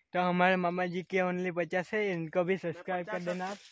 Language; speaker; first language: Hindi; non-native, local second language; Gujarati